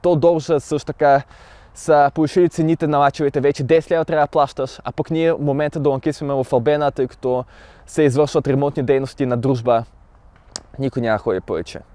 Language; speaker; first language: Bulgarian; early bilingual, other home language; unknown